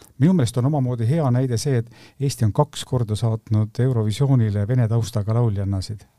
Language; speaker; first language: Estonian; native; Estonian